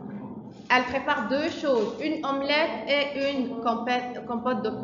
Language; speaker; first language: French; non-native, fluent; Arabic